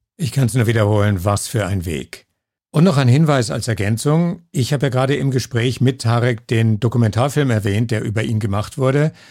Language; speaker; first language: German; native; German